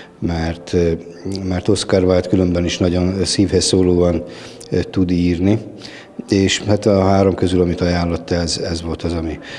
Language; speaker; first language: Hungarian; native; Hungarian